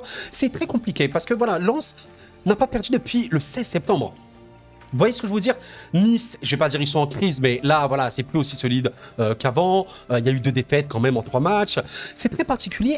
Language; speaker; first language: French; native; French